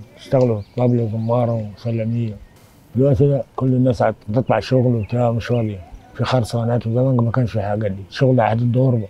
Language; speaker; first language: Egyptian Arabic; non-native, local second language; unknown